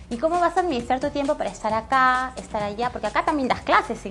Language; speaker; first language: Spanish; native; Spanish